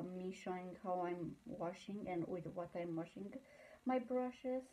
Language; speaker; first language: English; non-native, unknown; Romanian